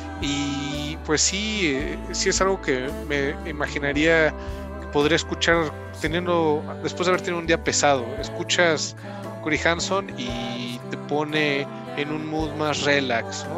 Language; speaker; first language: Spanish; native; Spanish